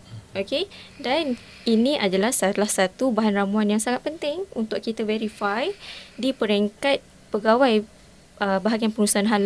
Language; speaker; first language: Malay; native; Malay